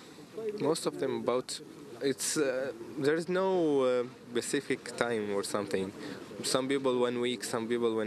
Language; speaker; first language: English; non-native, fluent; Arabic